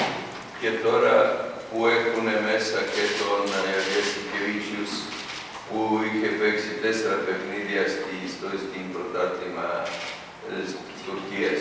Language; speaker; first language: Greek; non-native, fluent; Serbian